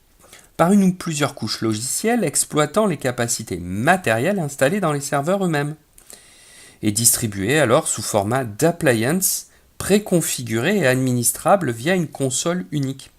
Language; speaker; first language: French; native; French